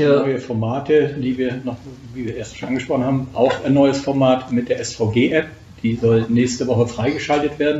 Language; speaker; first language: German; native; German